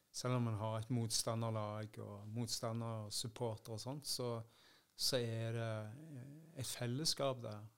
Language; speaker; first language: Norwegian; early bilingual, other home language; Dutch